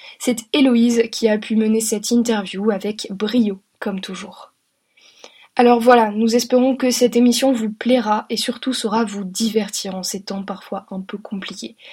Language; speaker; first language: French; native; French